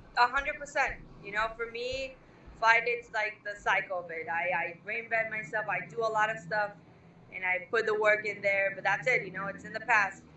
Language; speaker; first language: English; non-native, fluent; Spanish